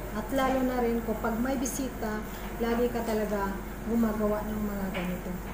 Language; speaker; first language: Filipino; non-native, local second language; Cebuano